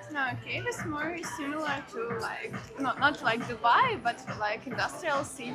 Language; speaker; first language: English; non-native, learner; Ukrainian